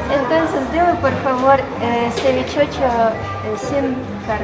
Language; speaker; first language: Spanish; non-native, fluent; Ukrainian